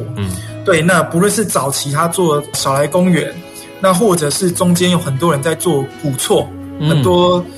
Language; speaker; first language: Chinese; native; Chinese